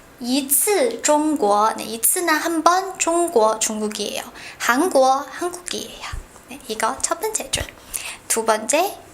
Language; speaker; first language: Korean; non-native, fluent; Chinese